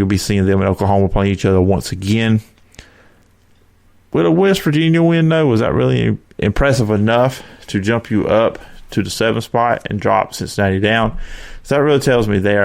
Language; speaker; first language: English; native; English